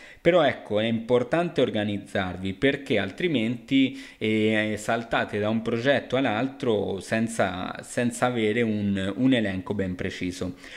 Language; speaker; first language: Italian; non-native, fluent; Spanish